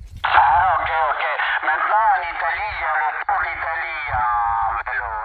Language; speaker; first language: French; early bilingual, heritage; Italian